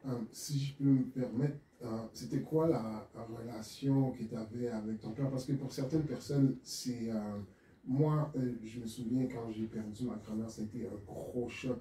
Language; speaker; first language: French; native; French